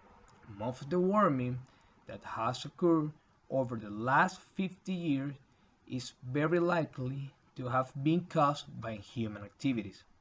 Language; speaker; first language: English; non-native, learner; Spanish